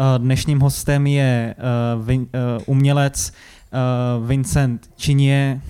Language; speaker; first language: Czech; native; Czech